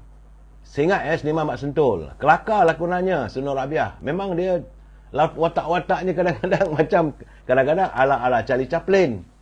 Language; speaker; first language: Malay; native; Malay